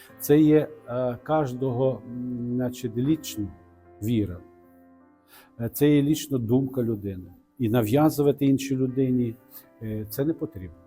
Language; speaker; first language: Ukrainian; non-native, local second language; Russian